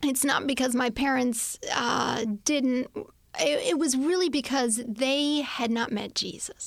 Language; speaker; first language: English; native; English